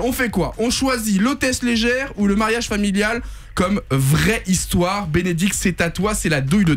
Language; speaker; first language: French; native; French